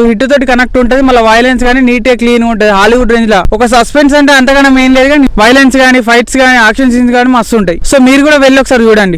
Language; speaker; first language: Telugu; native; Telugu